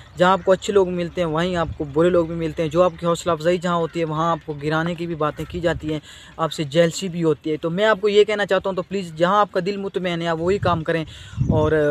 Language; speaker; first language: Urdu; non-native, local second language; Saraiki